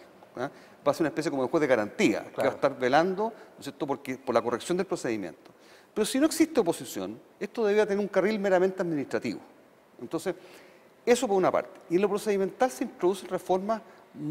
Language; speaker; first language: Spanish; native; Spanish